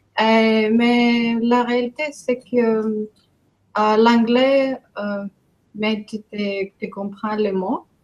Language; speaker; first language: French; non-native, learner; Greek